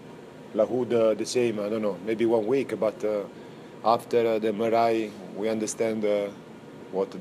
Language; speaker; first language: English; non-native, fluent; Italian